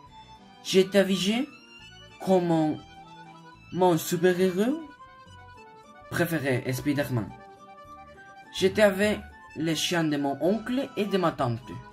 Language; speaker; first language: French; non-native, learner; Spanish